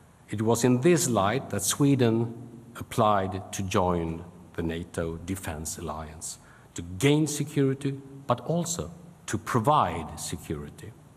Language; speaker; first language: English; non-native, fluent; Swedish